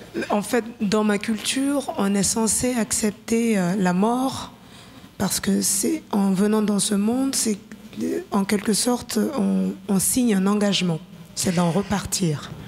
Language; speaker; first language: French; non-native, local second language; Bambara